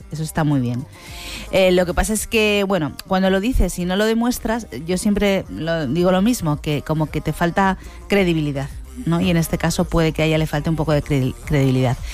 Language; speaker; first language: Spanish; native; Spanish